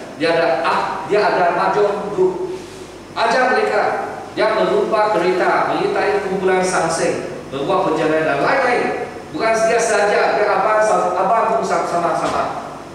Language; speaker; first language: Malay; non-native, local second language; Chinese